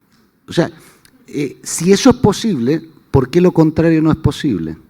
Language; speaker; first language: Spanish; native; Spanish